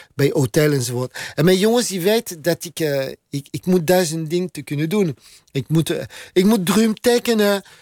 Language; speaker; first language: Dutch; non-native, learner; French